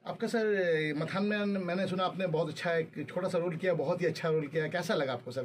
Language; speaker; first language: Hindi; native; Hindi